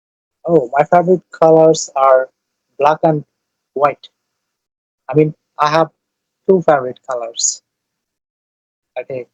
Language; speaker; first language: English; non-native, learner; Bangla